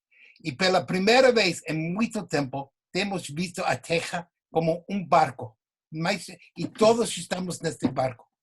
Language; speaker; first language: Portuguese; non-native, fluent; English